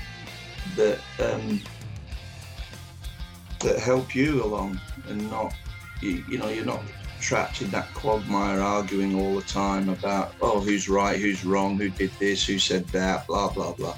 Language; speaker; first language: English; native; English